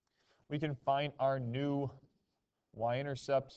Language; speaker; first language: English; native; English